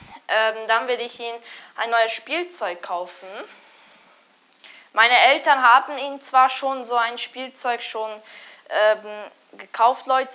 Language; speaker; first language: German; early bilingual, other home language; Hungarian